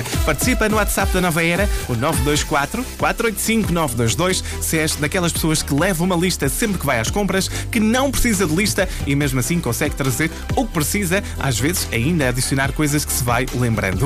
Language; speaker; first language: Portuguese; native; Portuguese